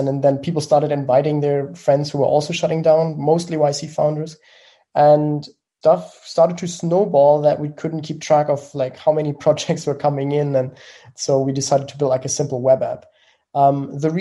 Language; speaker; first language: English; non-native, fluent; German